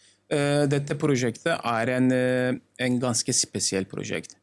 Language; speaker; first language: Norwegian; non-native, learner; Turkish